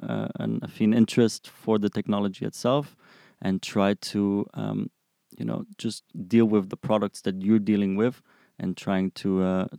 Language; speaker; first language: English; non-native, fluent; German